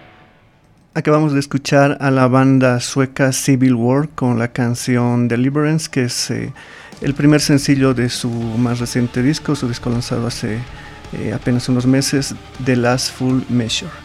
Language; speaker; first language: Spanish; native; Spanish